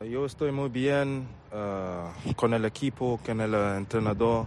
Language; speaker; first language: Spanish; non-native, learner; English